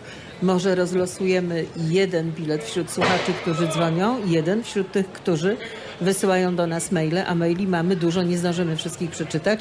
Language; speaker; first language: Polish; native; Polish